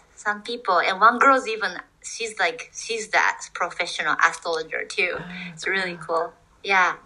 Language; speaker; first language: English; non-native, fluent; Japanese